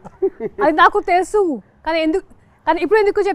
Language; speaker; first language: Telugu; non-native, local second language; Hindi